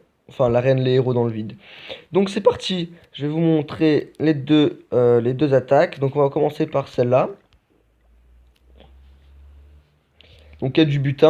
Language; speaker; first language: French; native; French